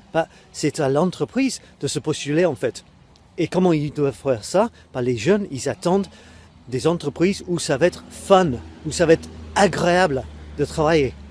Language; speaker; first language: French; non-native, fluent; English